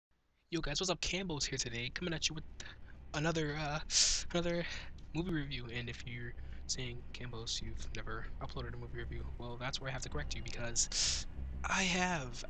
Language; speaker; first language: English; native; English